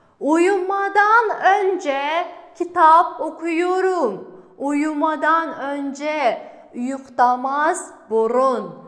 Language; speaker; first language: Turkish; non-native, fluent; Kazakh